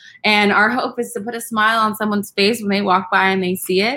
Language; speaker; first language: English; early bilingual, other home language; Spanish